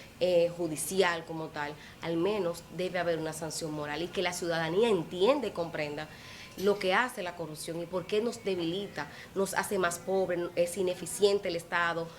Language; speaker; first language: Spanish; native; Spanish